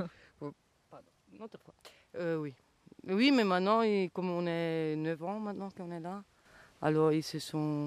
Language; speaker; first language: French; non-native, fluent; Italian